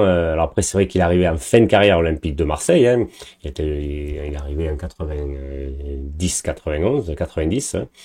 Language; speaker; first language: French; native; French